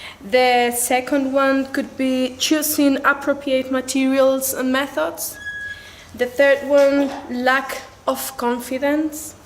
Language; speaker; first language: English; non-native, fluent; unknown